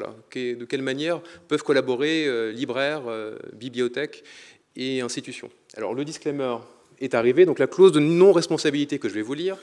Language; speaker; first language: French; native; French